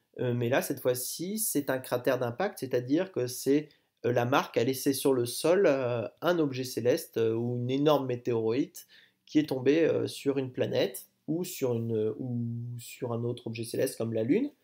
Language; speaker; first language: French; native; French